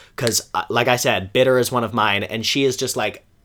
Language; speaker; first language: English; native; English